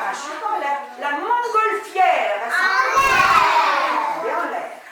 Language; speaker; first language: French; non-native, local second language; Arabic